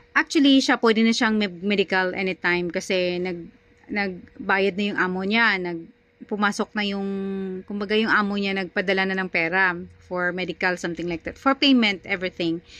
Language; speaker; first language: Filipino; non-native, local second language; Hiligaynon